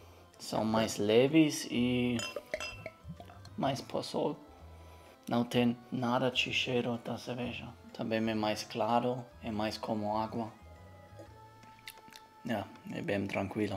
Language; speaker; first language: Portuguese; non-native, learner; German